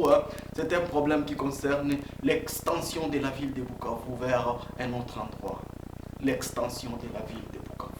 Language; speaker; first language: French; non-native, local second language; Swahili